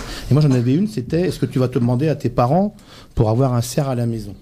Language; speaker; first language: French; native; French